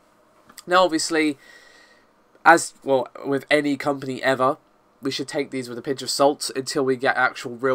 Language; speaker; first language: English; native; English